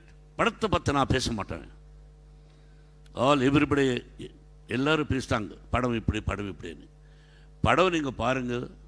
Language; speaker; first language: Tamil; non-native, learner; Telugu